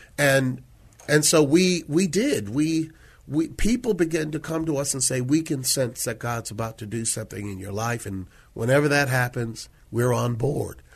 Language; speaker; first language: English; native; English